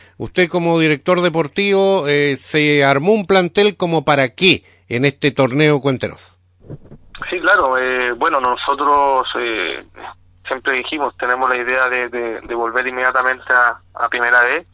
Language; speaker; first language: Spanish; native; Spanish